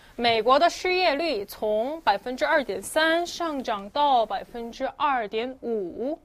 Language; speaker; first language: Chinese; non-native, fluent; Korean